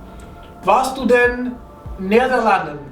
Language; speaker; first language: German; non-native, learner; English